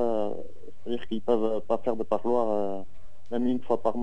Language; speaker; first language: French; native; French